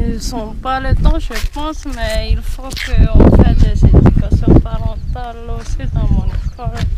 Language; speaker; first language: French; non-native, local second language; Malagasy